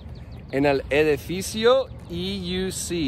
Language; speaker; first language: Spanish; non-native, fluent; English